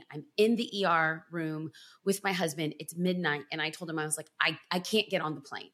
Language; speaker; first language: English; native; English